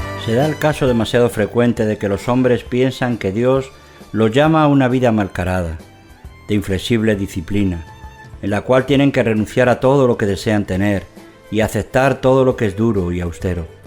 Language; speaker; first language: Spanish; native; Spanish